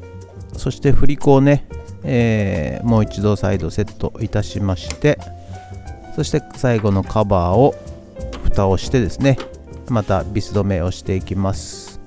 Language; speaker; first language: Japanese; native; Japanese